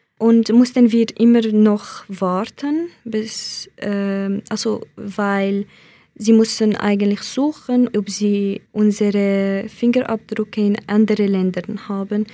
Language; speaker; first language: German; non-native, learner; Central Kurdish